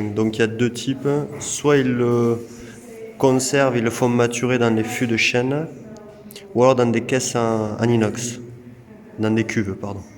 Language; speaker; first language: French; native; French